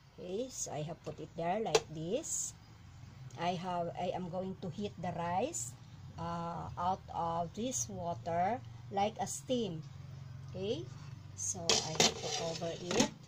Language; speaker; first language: English; non-native, local second language; Filipino